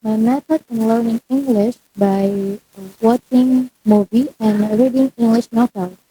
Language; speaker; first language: English; non-native, learner; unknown